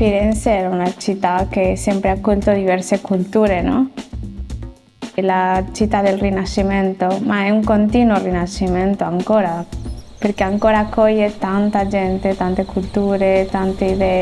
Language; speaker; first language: Italian; non-native, fluent; Spanish